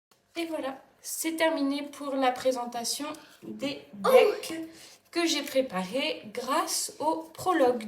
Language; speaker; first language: French; native; French